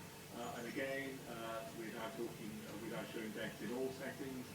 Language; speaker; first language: English; native; English